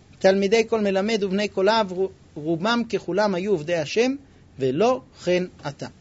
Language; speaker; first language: Hebrew; non-native, fluent; English